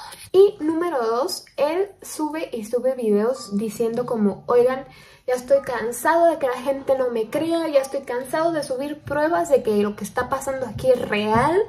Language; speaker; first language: Spanish; native; Spanish